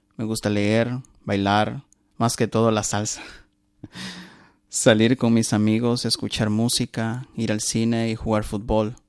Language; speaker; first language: Spanish; native; Spanish